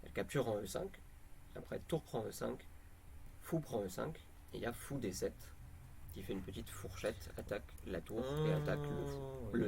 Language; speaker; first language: French; native; French